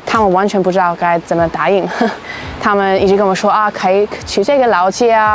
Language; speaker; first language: Chinese; non-native, fluent; English